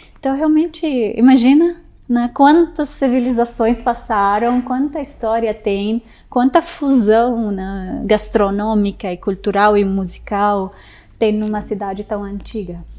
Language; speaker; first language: Portuguese; non-native, fluent; Arabic